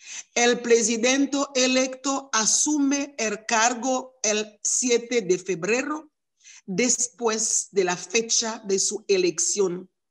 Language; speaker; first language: Spanish; non-native, learner; Haitian Creole